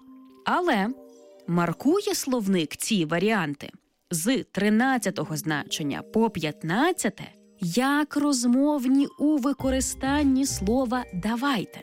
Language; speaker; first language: Ukrainian; native; Ukrainian